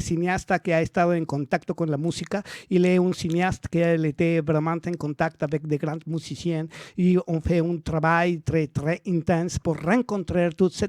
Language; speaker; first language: French; non-native, learner; Spanish